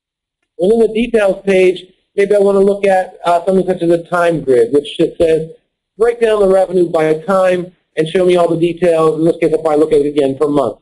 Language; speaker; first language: English; native; English